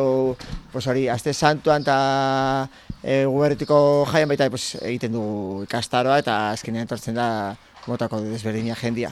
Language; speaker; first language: Basque; native; Basque